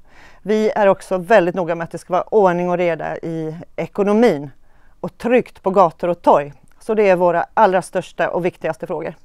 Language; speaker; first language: Swedish; native; Swedish